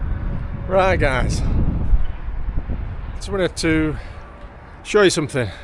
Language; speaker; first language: English; native; English